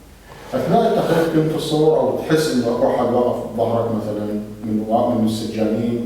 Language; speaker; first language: Arabic; native; Arabic